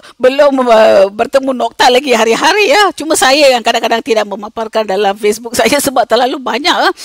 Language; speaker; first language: Malay; non-native, local second language; Tamil